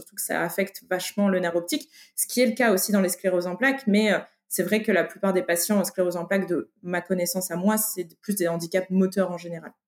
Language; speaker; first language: French; native; French